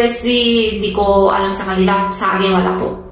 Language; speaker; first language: Filipino; non-native, learner; Chinese